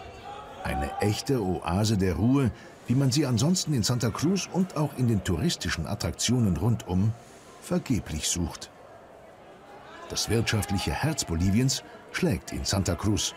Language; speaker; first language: German; native; German